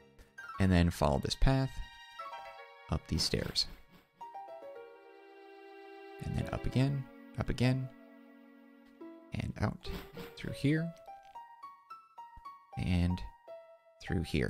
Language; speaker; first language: English; native; English